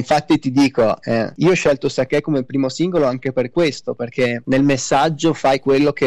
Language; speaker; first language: Italian; native; Italian